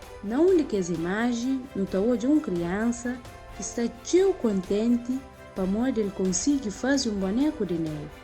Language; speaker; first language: Portuguese; non-native, local second language; Kabuverdianu